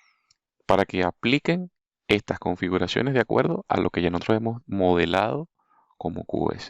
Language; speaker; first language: Spanish; native; Spanish